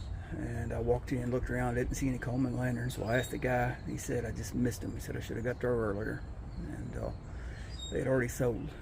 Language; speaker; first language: English; native; English